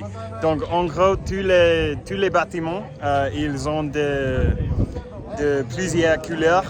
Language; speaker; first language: French; non-native, learner; English